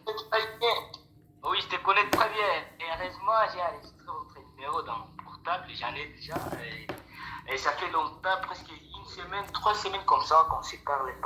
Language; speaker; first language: French; non-native, local second language; Rundi